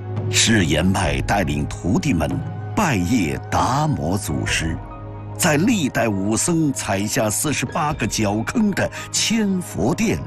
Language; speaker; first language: Chinese; native; Chinese